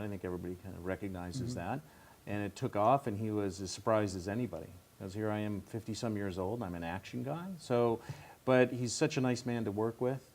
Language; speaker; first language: English; native; English